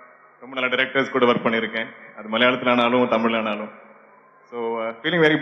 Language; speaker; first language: Tamil; non-native, local second language; Malayalam